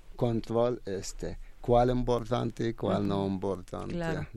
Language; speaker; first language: Spanish; non-native, learner; Arabic